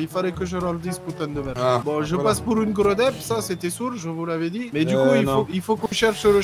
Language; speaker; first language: French; native; French